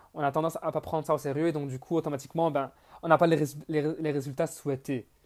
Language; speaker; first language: French; native; French